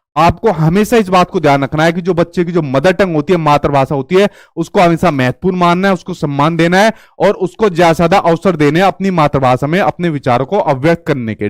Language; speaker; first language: Hindi; native; Hindi